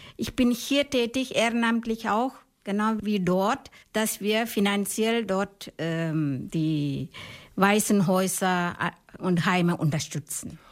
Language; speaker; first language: German; non-native, fluent; Malayalam